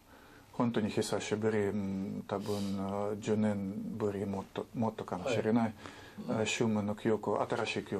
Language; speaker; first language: Japanese; non-native, learner; Russian